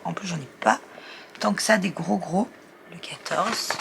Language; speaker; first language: French; native; French